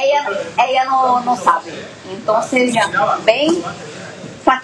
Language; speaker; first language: Spanish; non-native, learner; Portuguese